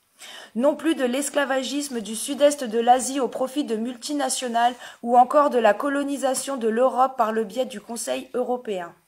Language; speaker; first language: French; native; French